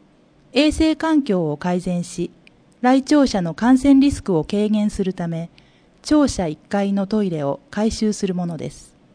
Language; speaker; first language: Japanese; native; Japanese